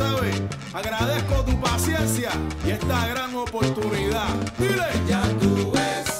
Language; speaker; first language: Spanish; native; Spanish